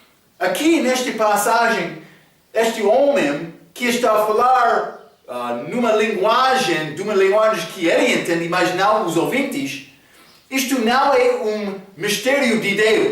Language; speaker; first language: Portuguese; non-native, learner; English